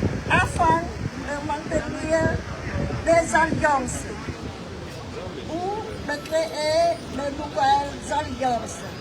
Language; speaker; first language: French; non-native, fluent; Khmer